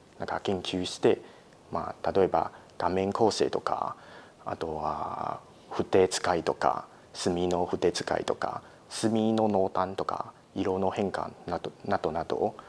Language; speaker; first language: Japanese; non-native, fluent; Chinese